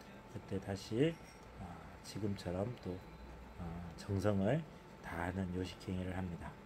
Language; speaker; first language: Korean; native; Korean